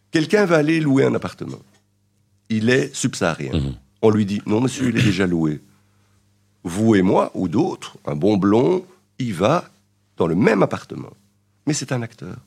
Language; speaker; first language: French; native; French